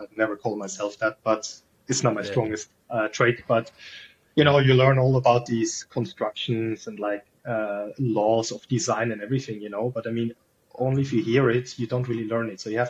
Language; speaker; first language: English; non-native, fluent; German